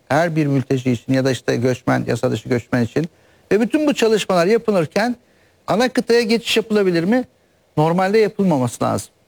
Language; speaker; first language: Turkish; native; Turkish